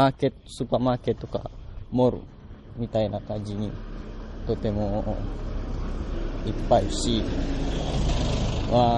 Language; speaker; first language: Japanese; non-native, learner; Malay